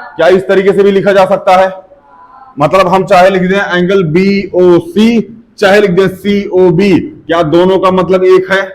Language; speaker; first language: Hindi; native; Hindi